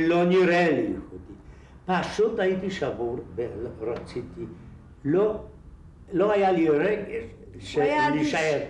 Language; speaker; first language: Hebrew; non-native, fluent; Polish